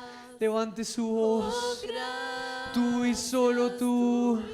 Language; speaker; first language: Spanish; native; Spanish